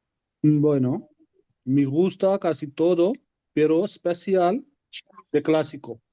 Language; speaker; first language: Spanish; non-native, learner; Urdu